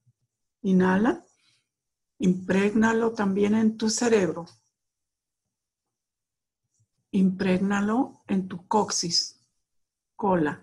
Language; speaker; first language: Spanish; native; Spanish